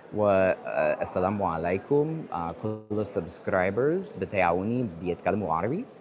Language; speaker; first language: Arabic; non-native, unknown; English